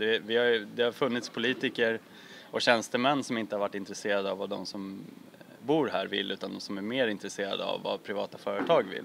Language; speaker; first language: Swedish; native; Swedish